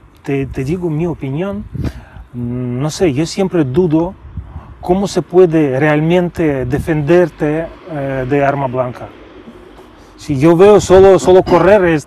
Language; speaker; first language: Spanish; non-native, fluent; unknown